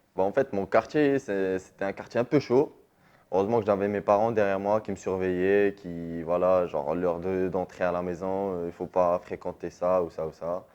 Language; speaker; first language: French; non-native, local second language; Arabic